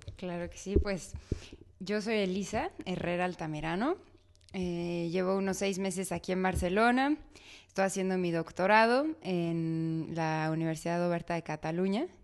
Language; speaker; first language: Spanish; native; Spanish